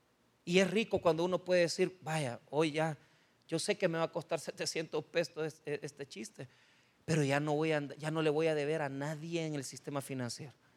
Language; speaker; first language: Spanish; native; Spanish